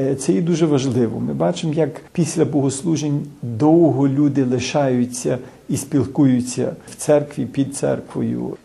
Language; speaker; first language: Ukrainian; early bilingual, heritage; Ukrainian